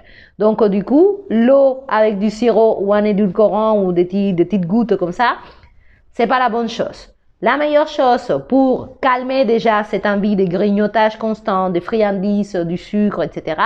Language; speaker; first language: French; non-native, fluent; Spanish